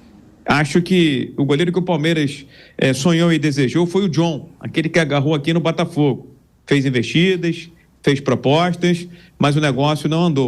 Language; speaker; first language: Portuguese; native; Portuguese